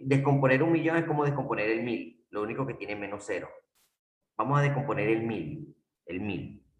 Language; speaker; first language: Spanish; native; Spanish